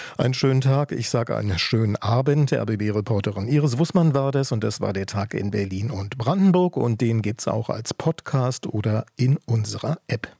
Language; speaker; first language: German; native; German